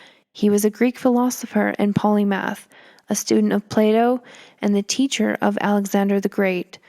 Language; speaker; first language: English; native; English